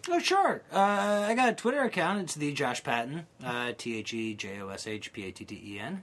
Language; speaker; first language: English; native; English